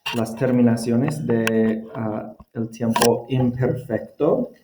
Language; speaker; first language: Spanish; non-native, fluent; English